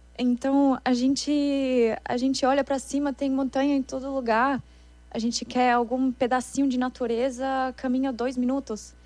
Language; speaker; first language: Portuguese; non-native, fluent; German